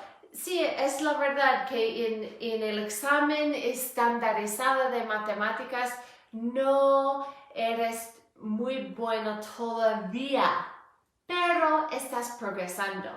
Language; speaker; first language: Spanish; non-native, fluent; English